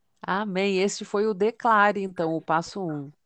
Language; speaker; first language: Portuguese; native; Portuguese